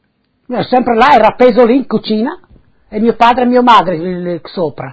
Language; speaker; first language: Italian; non-native, local second language; Friulian